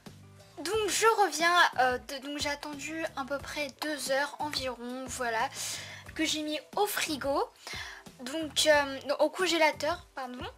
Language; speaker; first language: French; native; French